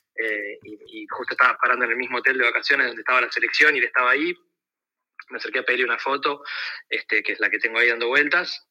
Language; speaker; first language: Spanish; native; Spanish